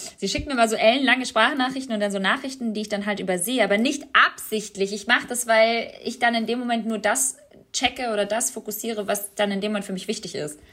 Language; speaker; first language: German; early bilingual, other home language; Albanian